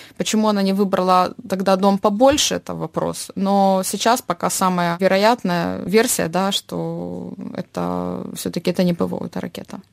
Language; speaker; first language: Russian; native; Russian